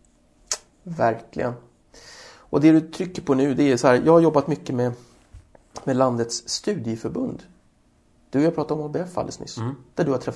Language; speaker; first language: Swedish; native; Swedish